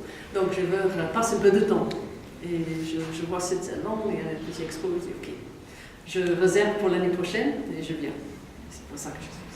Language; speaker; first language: French; non-native, learner; English